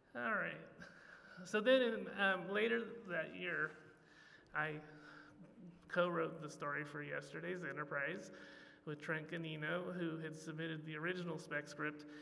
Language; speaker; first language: English; native; English